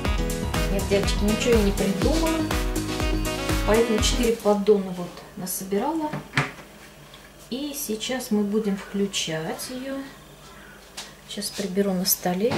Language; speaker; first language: Russian; native; Russian